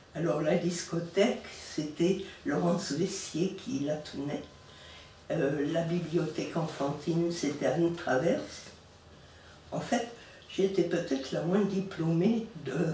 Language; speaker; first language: French; native; French